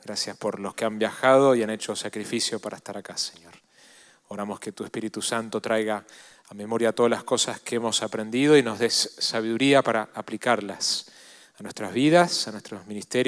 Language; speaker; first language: Spanish; native; Spanish